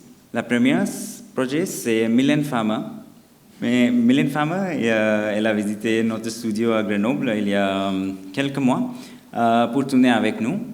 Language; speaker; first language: French; non-native, fluent; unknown